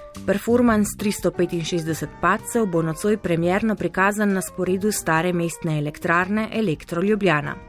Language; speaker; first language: Slovenian; native; Slovenian